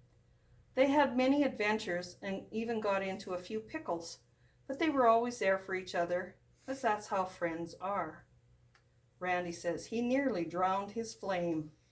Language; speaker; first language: English; native; English